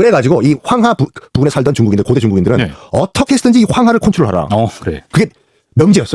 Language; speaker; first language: Korean; native; Korean